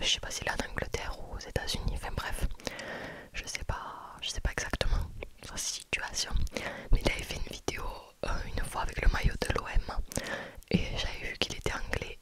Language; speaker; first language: French; native; French